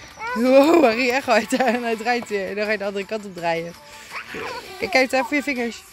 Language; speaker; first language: Dutch; native; Dutch